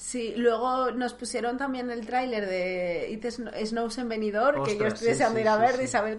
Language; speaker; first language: Spanish; native; Spanish